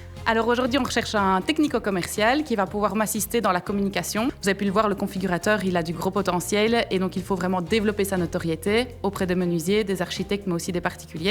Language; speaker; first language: French; native; French